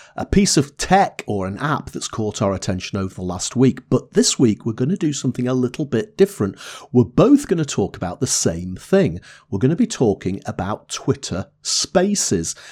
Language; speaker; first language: English; native; English